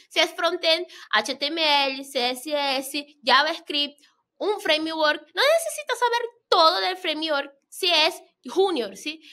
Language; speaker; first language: Spanish; non-native, fluent; Portuguese